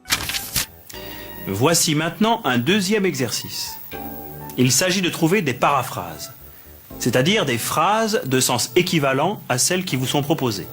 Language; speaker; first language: French; native; French